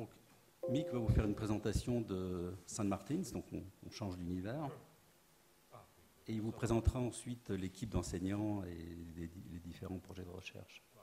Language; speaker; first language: French; native; French